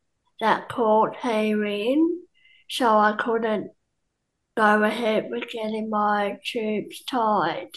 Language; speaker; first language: English; native; English